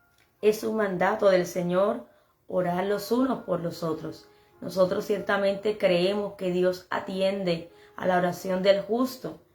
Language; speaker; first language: Spanish; native; Spanish